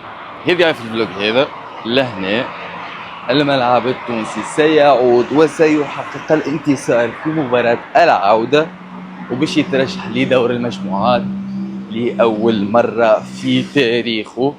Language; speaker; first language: Arabic; native; Arabic